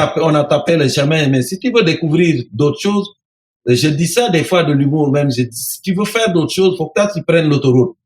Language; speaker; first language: French; non-native, local second language; Serer